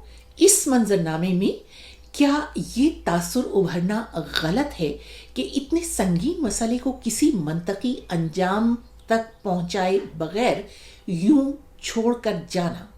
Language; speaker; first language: Urdu; native; Urdu